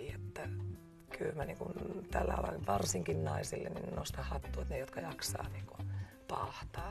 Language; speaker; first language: Finnish; native; Finnish